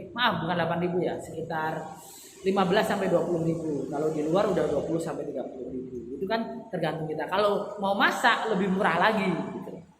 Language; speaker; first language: Indonesian; native; Indonesian